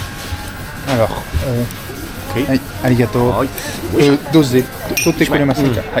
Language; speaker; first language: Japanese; non-native, learner; French